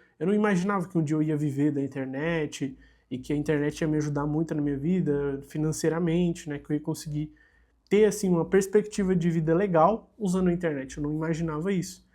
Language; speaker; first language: Portuguese; native; Portuguese